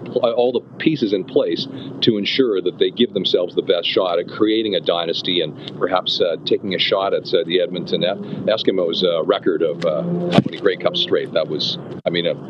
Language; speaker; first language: English; native; English